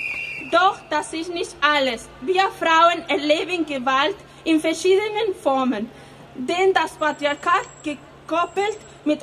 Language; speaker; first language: German; non-native, fluent; Spanish